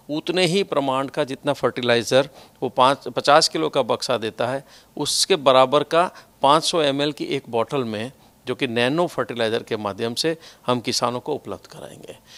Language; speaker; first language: Hindi; non-native, local second language; Gujarati